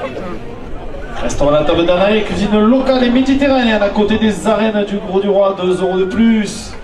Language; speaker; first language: French; native; French